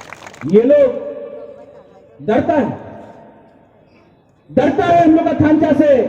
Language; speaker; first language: Hindi; non-native, local second language; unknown